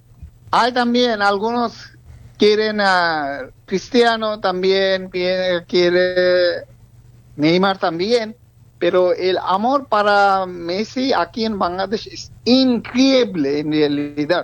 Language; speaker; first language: Spanish; non-native, fluent; Bangla